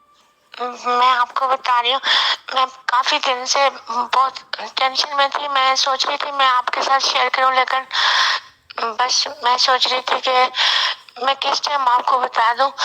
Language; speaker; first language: Hindi; non-native, local second language; Punjabi